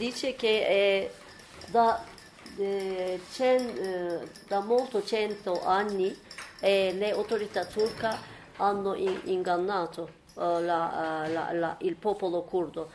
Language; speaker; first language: Italian; non-native, learner; Turkish